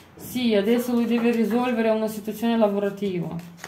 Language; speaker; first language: Italian; non-native, fluent; Lithuanian